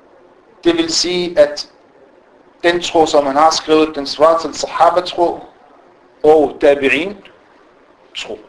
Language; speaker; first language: Danish; non-native, fluent; Arabic